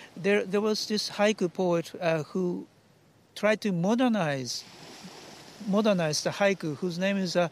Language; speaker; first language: English; non-native, fluent; Japanese